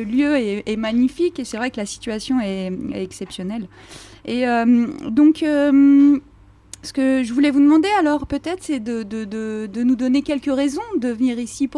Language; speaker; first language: French; native; French